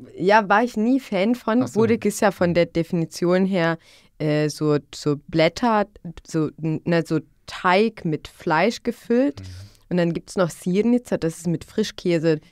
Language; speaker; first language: German; non-native, fluent; Bosnian